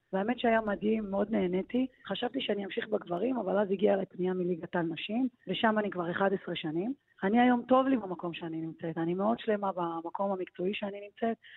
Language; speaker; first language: Hebrew; native; Hebrew